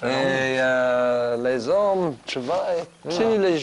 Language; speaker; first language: French; non-native, learner; English